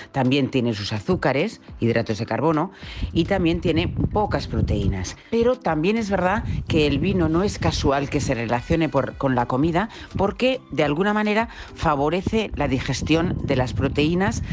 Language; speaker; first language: Spanish; native; Spanish